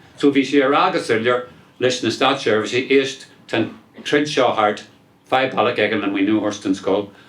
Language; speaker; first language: Irish; non-native, local second language; English